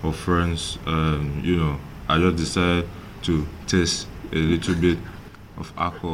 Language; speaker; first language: English; non-native, local second language; French